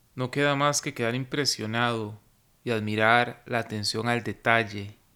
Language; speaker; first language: Spanish; native; Spanish